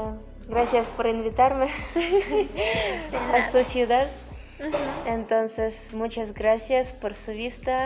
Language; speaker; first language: Spanish; non-native, learner; Ukrainian